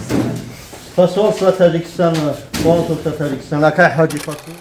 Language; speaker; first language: Russian; non-native, fluent; Tajik